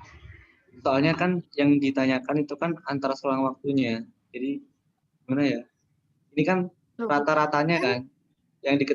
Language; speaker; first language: Indonesian; native; Indonesian